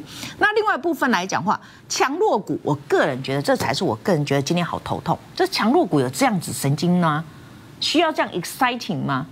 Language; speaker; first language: Chinese; native; Chinese